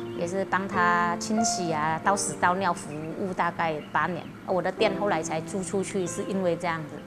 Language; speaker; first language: Chinese; early bilingual, heritage; Chinese